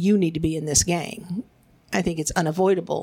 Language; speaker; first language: English; early bilingual, other home language; Spanish